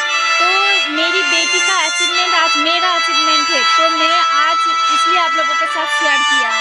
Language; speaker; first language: Hindi; non-native, local second language; Bangla